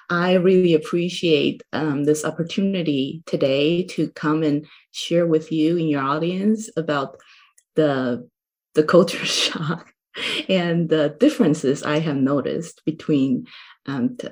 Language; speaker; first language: English; non-native, fluent; Chinese